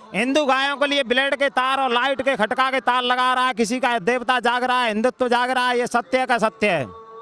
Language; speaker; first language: Hindi; native; Hindi